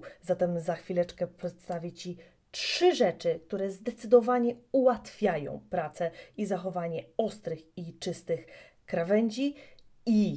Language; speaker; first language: Polish; native; Polish